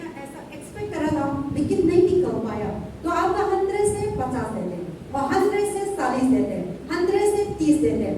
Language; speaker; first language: Hindi; non-native, local second language; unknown